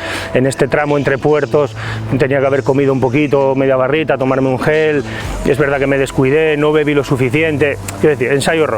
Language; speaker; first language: Spanish; native; Spanish